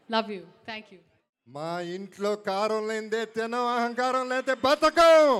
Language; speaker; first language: Hindi; native; Hindi